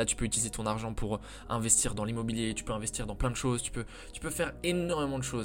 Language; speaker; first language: French; native; French